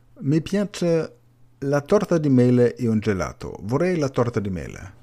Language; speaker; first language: Italian; non-native, fluent; German